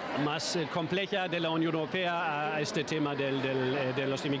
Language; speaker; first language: Spanish; non-native, fluent; German